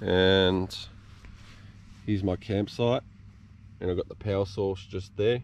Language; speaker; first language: English; native; English